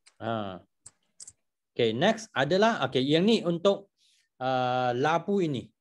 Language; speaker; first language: Malay; non-native, local second language; Chinese